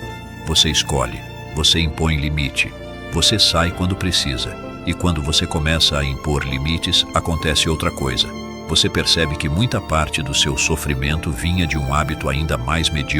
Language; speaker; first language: Portuguese; native; Portuguese